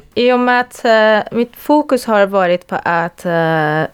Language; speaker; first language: Swedish; native; Swedish